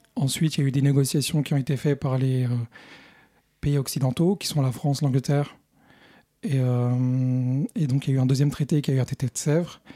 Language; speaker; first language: French; early bilingual, other home language; Kurdish